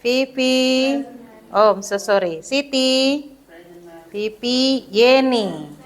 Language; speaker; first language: English; non-native, fluent; Indonesian